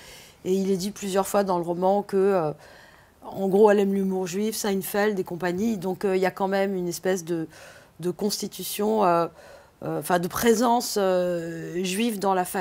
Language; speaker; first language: French; native; French